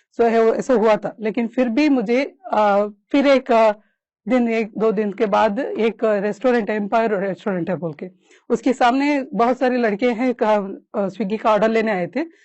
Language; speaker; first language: Hindi; non-native, local second language; Kannada